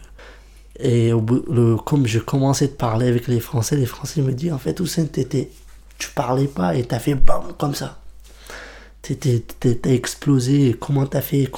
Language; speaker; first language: French; non-native, fluent; Kurdish